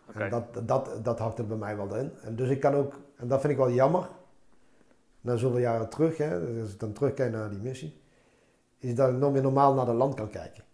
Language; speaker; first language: Dutch; early bilingual, other home language; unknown